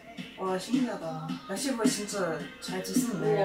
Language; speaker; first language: Korean; non-native, fluent; English